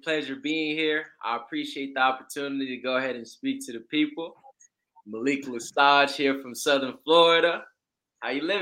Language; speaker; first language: English; native; English